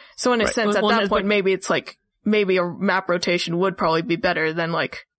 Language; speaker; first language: English; native; English